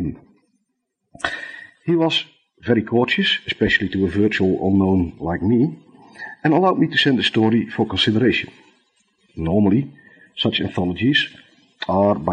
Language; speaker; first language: English; non-native, fluent; Dutch